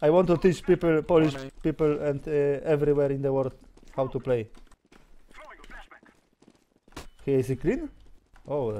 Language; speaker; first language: English; non-native, learner; Polish